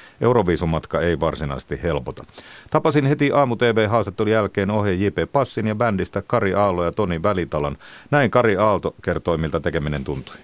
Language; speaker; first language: Finnish; native; Finnish